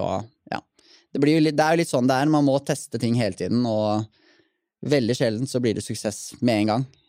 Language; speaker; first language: Norwegian; native; Norwegian